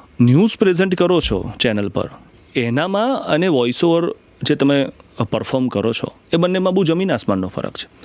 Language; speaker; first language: Gujarati; non-native, local second language; Marathi